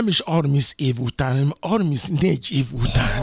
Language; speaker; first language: Hungarian; non-native, fluent; Yoruba